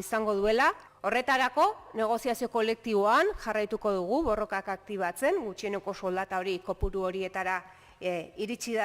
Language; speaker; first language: Basque; native; Basque